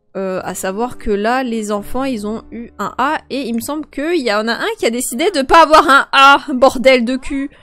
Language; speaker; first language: French; early bilingual, other home language; Polish